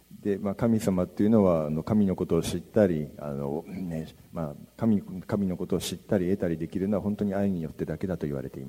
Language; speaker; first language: Japanese; native; Japanese